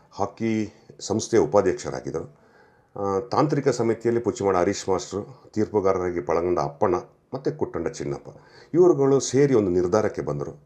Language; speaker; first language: Kannada; non-native, local second language; Kodava